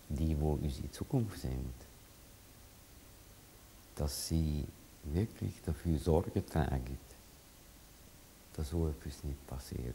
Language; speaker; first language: German; non-native, fluent; Hungarian